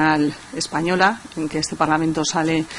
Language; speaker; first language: Spanish; native; Spanish